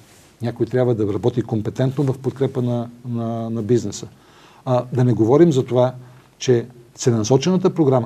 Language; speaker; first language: Bulgarian; native; Bulgarian